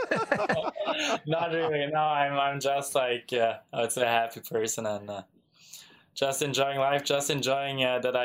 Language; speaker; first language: English; non-native, fluent; German